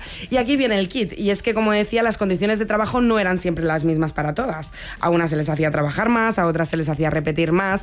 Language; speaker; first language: Spanish; native; Spanish